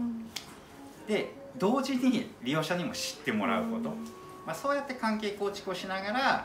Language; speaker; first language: Japanese; native; Japanese